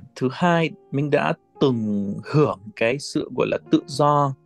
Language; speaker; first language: Vietnamese; non-native, fluent; Arabic